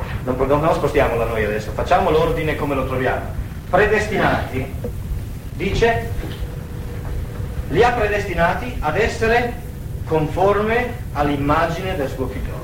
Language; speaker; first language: Italian; native; Italian